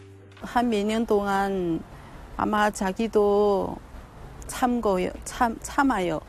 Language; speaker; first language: Korean; early bilingual, other home language; Chinese